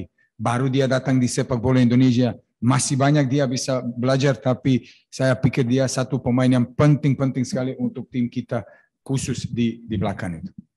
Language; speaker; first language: Indonesian; non-native, fluent; Serbian